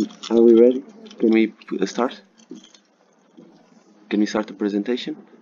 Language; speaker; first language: English; non-native, fluent; Portuguese